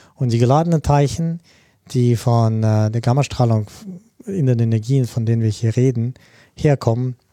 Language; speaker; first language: German; non-native, fluent; Russian